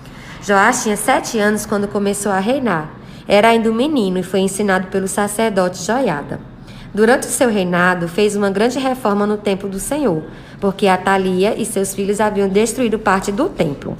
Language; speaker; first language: Portuguese; native; Portuguese